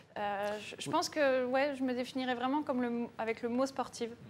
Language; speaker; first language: French; native; French